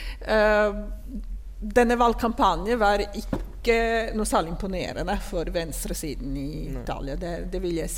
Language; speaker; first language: Norwegian; non-native, fluent; Italian